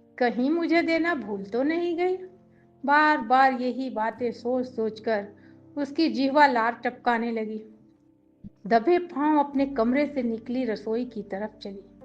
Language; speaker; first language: Hindi; native; Hindi